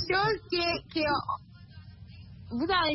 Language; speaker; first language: French; non-native, learner; Akan